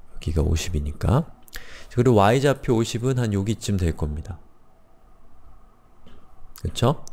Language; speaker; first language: Korean; native; Korean